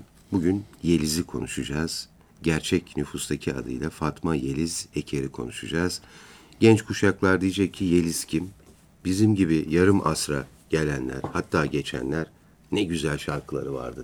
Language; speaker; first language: Turkish; native; Turkish